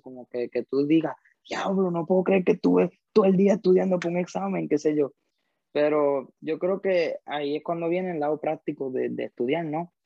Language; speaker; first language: Spanish; native; Spanish